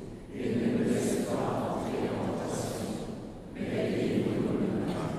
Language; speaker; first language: French; native; French